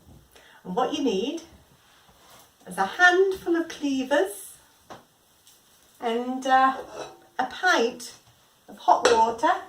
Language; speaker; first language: English; native; English